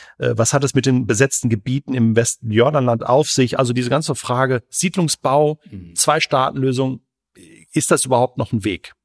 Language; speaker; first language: German; native; German